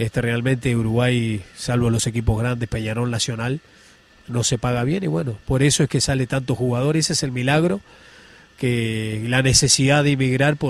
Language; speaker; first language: Spanish; native; Spanish